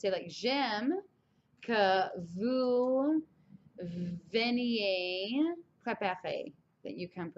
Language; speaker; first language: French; non-native, fluent; English